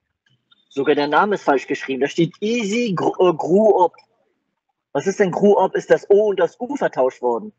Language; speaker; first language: German; native; German